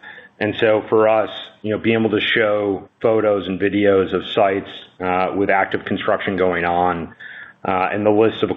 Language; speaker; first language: English; native; English